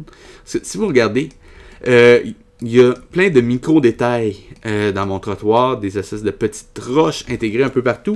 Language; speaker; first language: French; native; French